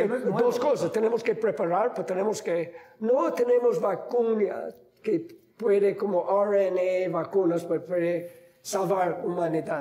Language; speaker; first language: Spanish; non-native, fluent; English